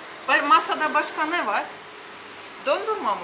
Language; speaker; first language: Turkish; non-native, learner; Russian